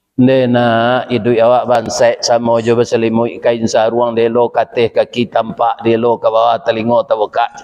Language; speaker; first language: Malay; non-native, local second language; Minangkabau